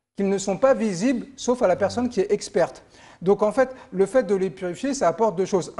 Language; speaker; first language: French; native; French